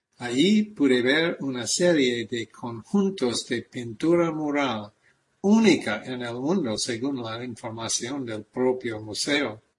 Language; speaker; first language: Spanish; non-native, fluent; English